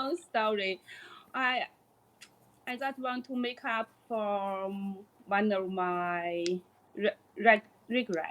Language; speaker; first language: English; non-native, learner; Chinese